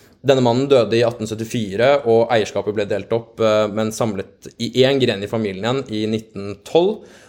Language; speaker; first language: Norwegian; native; Norwegian